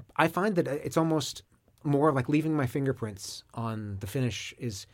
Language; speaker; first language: English; native; English